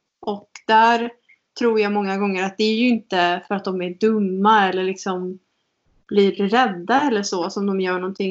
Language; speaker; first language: Swedish; native; Swedish